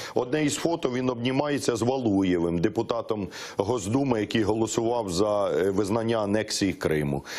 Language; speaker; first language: Ukrainian; native; Ukrainian